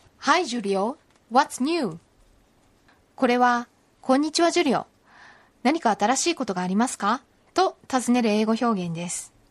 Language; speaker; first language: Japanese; native; Japanese